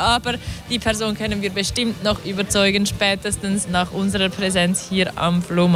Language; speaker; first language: German; native; German